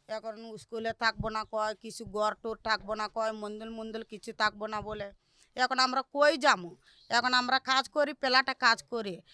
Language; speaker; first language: Bangla; non-native, local second language; Telugu